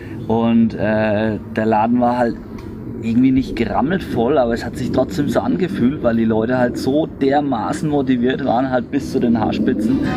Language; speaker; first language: German; native; German